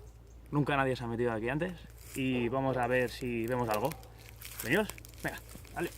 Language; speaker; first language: Spanish; native; Spanish